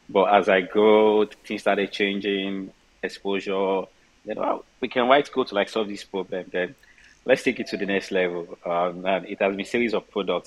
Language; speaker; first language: English; non-native, local second language; Yoruba